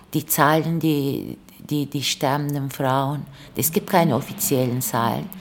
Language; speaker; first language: German; non-native, fluent; Turkish